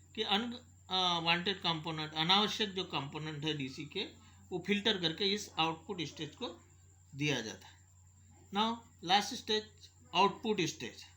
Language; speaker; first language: Hindi; non-native, local second language; Marathi